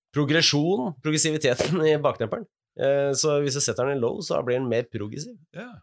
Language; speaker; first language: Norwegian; native; Norwegian